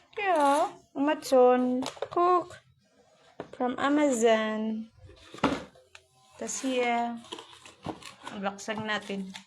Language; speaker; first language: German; non-native, learner; Filipino